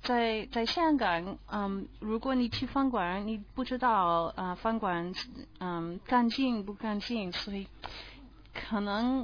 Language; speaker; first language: Chinese; non-native, learner; English